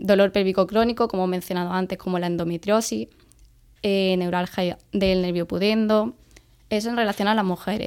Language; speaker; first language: Spanish; native; Spanish